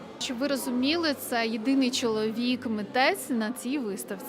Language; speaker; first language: Ukrainian; native; Ukrainian